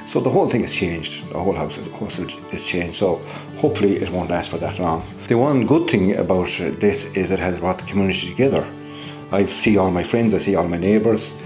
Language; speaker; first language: English; native; English